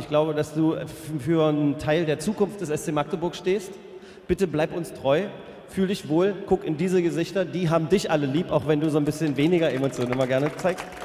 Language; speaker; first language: German; native; German